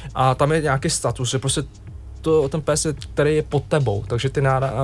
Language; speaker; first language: Czech; early bilingual, other home language; Vietnamese